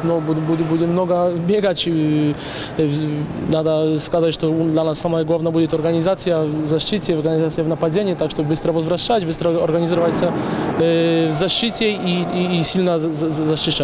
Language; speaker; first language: Russian; non-native, fluent; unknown